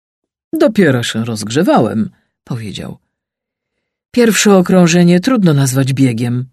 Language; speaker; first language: Polish; native; Polish